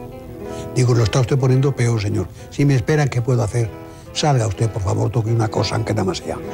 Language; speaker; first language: Spanish; native; Spanish